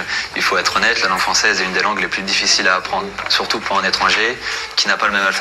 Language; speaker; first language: French; native; French